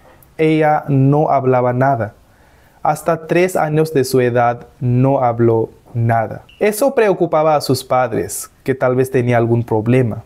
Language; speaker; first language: Spanish; non-native, fluent; Hindi